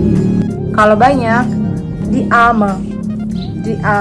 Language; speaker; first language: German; early bilingual, other home language; Indonesian